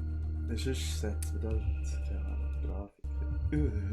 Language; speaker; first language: German; native; German